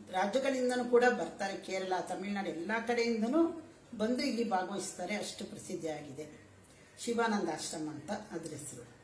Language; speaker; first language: Kannada; native; Kannada